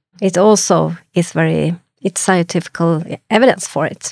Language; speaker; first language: English; non-native, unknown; Swedish